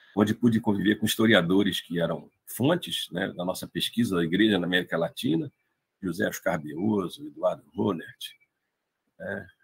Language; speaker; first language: Portuguese; native; Portuguese